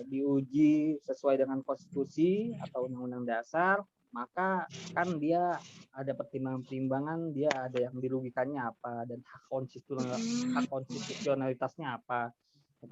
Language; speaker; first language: Indonesian; native; Indonesian